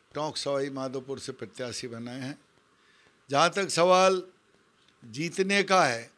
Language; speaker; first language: Hindi; native; Hindi